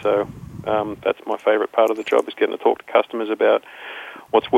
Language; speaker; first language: English; native; English